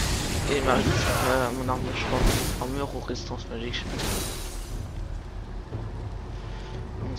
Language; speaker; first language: French; native; French